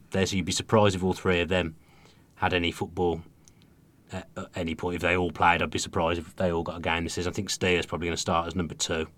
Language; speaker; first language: English; native; English